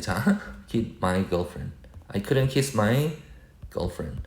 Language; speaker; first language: English; non-native, fluent; Korean